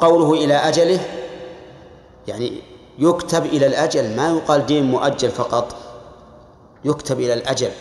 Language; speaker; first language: Arabic; native; Arabic